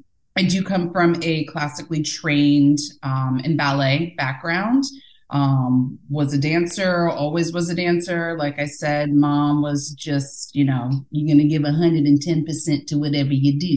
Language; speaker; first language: English; native; English